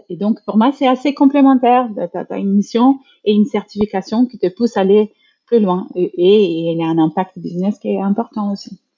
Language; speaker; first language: French; non-native, fluent; Portuguese